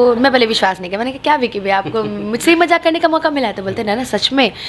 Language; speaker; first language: Hindi; native; Hindi